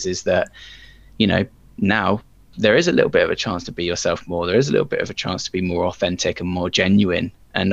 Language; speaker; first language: English; native; English